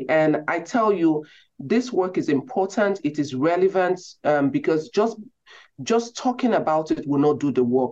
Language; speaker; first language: English; non-native, local second language; Igbo